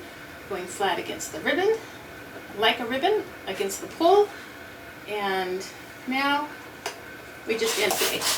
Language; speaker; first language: English; native; English